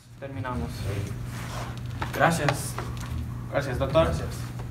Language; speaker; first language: Spanish; non-native, learner; English